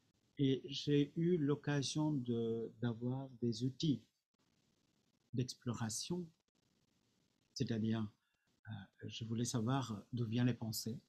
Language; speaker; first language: French; non-native, fluent; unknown